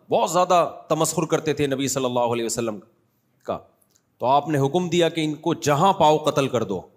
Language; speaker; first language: Urdu; native; Urdu